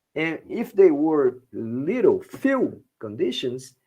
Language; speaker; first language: English; non-native, fluent; Portuguese